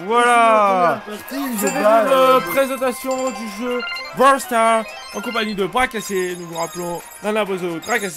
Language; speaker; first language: French; native; French